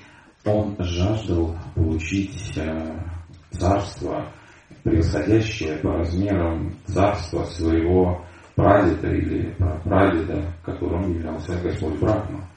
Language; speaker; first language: Russian; native; Russian